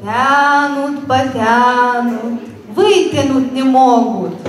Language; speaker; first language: Russian; non-native, learner; Lithuanian